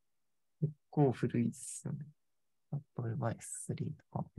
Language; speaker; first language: Japanese; native; Japanese